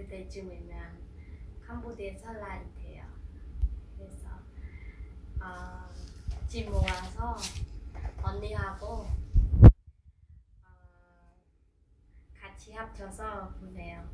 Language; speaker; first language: Korean; non-native, fluent; Khmer